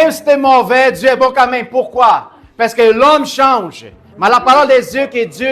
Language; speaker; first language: French; native; French